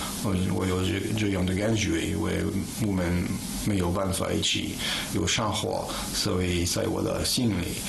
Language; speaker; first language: Chinese; non-native, fluent; French